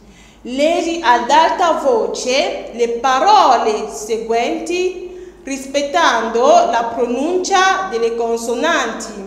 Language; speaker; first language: Italian; non-native, fluent; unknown